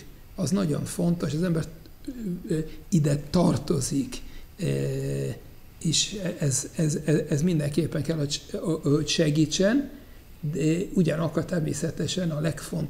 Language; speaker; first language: Hungarian; non-native, fluent; English